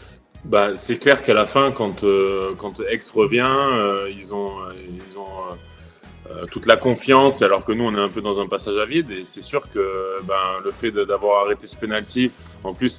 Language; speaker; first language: French; native; French